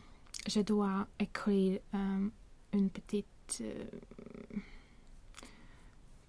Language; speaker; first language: French; non-native, learner; Swedish